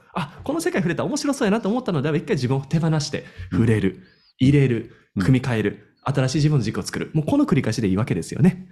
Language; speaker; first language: Japanese; native; Japanese